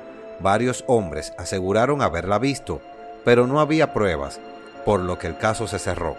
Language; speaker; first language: Spanish; native; Spanish